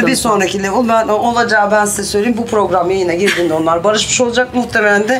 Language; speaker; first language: Turkish; native; Turkish